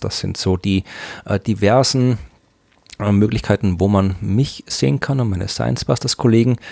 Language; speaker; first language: German; native; German